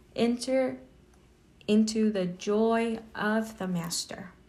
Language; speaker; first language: English; early bilingual, other home language; Spanish